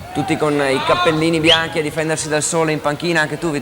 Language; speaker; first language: Italian; native; Italian